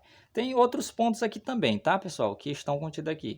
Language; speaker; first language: Portuguese; native; Portuguese